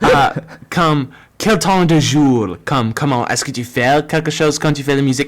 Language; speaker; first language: French; non-native, learner; English